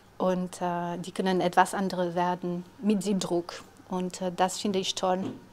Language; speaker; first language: German; non-native, fluent; French